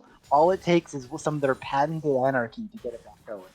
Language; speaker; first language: English; native; English